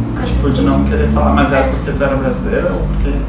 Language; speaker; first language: Portuguese; native; Portuguese